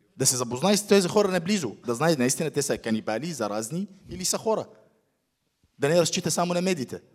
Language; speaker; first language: Bulgarian; non-native, fluent; Arabic